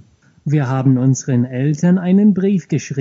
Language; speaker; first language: German; non-native, fluent; English